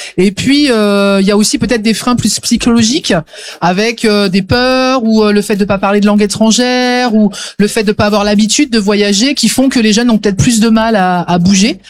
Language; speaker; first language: French; native; French